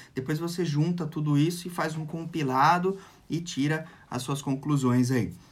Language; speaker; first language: Portuguese; native; Portuguese